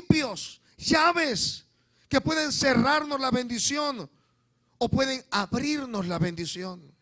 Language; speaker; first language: Spanish; native; Spanish